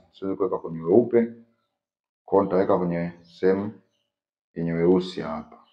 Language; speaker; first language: Swahili; native; Swahili